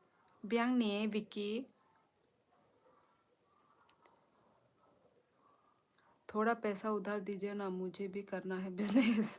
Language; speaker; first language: Hindi; non-native, local second language; Kok Borok